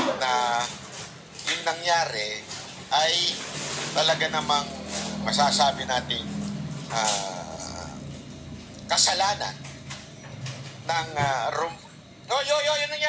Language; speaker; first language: Filipino; non-native, local second language; Cebuano